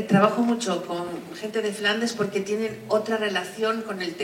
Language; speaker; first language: Spanish; native; Spanish